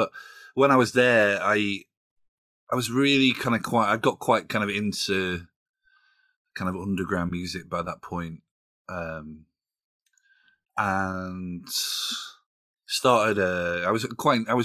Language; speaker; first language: English; native; English